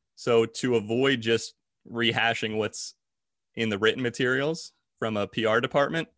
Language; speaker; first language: English; native; English